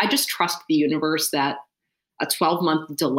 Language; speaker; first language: English; native; English